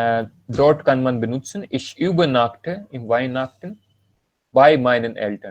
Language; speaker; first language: German; non-native, learner; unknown